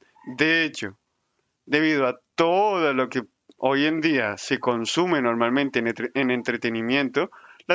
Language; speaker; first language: Spanish; native; Spanish